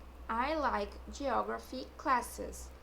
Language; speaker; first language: English; non-native, fluent; Portuguese